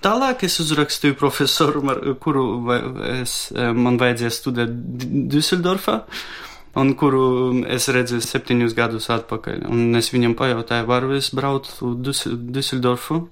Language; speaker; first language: Latvian; non-native, local second language; Russian